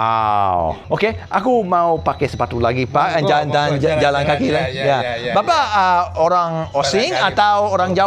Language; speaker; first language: Indonesian; non-native, fluent; English